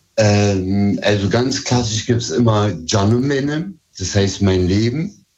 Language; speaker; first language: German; early bilingual, other home language; Turkish